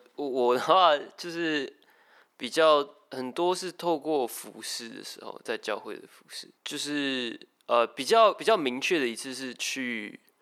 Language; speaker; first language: Chinese; native; Chinese